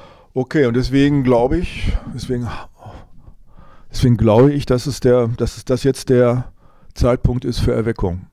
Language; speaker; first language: German; native; German